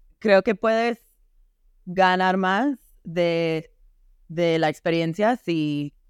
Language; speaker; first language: Spanish; non-native, fluent; English